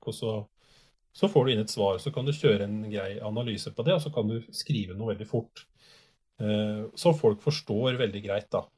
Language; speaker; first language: Norwegian; native; Norwegian